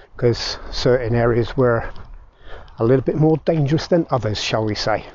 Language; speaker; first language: English; native; English